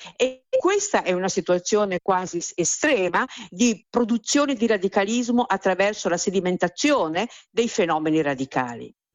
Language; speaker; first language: Italian; native; Italian